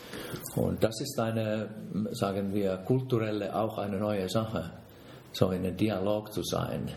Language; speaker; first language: German; non-native, fluent; Finnish